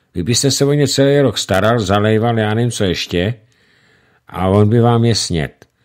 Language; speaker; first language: Czech; native; Czech